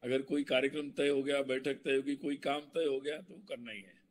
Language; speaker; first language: Hindi; non-native, local second language; Marathi